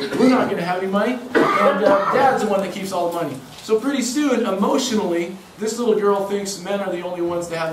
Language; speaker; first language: English; native; English